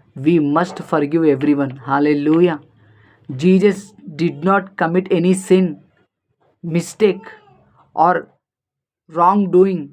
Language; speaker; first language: English; non-native, local second language; Telugu